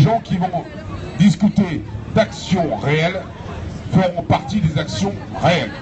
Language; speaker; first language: French; native; French